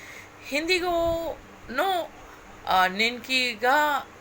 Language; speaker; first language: Japanese; non-native, fluent; Hindi